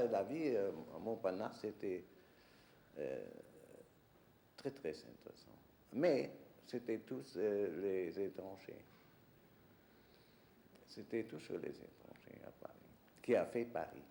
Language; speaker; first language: French; non-native, fluent; German